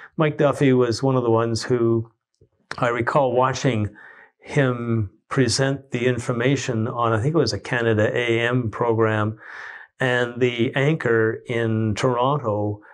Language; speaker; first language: English; native; English